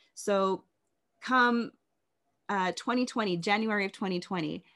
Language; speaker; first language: English; native; English